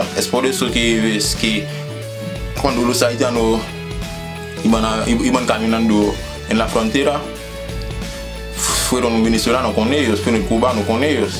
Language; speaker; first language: Spanish; non-native, fluent; Haitian Creole